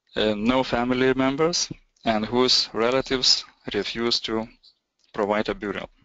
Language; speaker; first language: English; non-native, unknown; Lithuanian